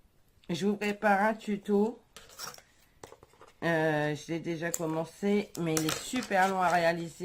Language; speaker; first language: French; native; French